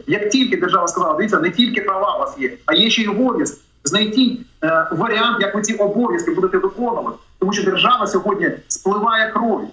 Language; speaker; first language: Ukrainian; native; Ukrainian